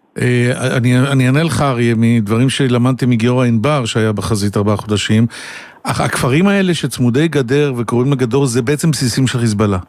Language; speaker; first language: Hebrew; native; Hebrew